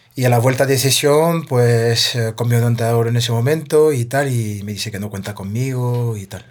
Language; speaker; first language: Spanish; non-native, fluent; French